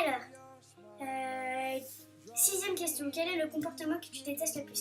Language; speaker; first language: French; native; French